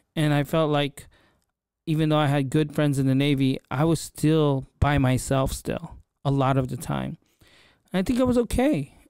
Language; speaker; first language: English; native; English